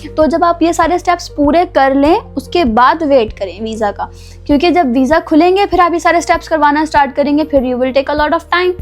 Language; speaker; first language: Urdu; native; Urdu